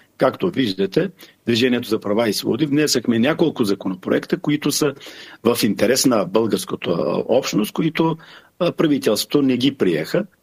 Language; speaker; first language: Bulgarian; non-native, local second language; Turkish